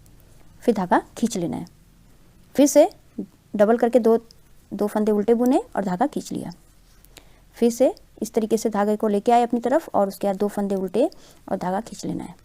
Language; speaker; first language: Hindi; non-native, local second language; Punjabi